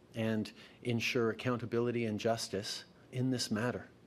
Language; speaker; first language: English; native; English